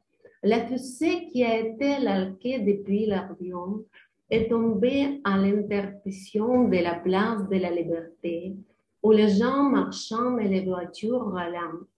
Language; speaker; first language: French; non-native, learner; Ukrainian